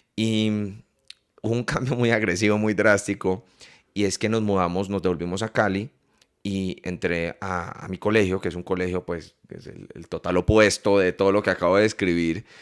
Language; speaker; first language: Spanish; early bilingual, heritage; English